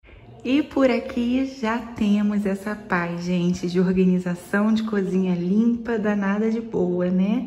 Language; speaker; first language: Portuguese; native; Portuguese